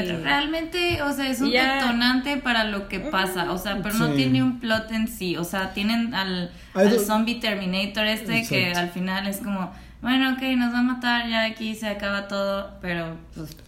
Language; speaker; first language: Spanish; native; Spanish